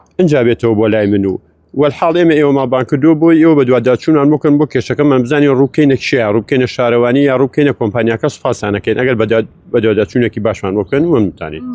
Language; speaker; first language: Central Kurdish; native; Central Kurdish